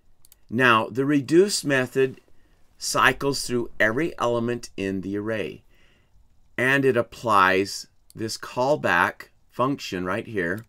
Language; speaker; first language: English; native; English